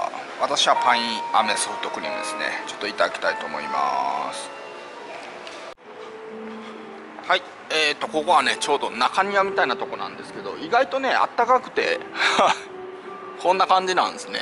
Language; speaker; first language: Japanese; native; Japanese